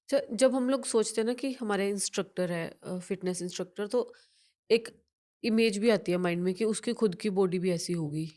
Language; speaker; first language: Hindi; non-native, local second language; Punjabi